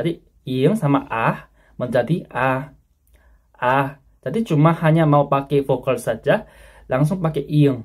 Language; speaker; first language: Indonesian; non-native, fluent; Korean